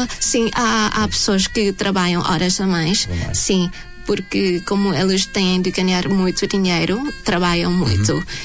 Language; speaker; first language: Portuguese; non-native, fluent; Thai